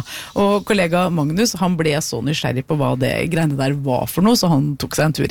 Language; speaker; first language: Norwegian; native; Norwegian